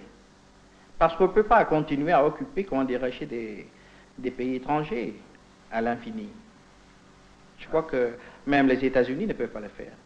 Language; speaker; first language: French; non-native, fluent; Indonesian